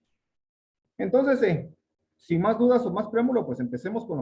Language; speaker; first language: Spanish; native; Spanish